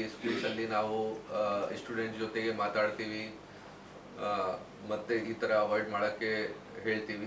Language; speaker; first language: Kannada; non-native, learner; Hindi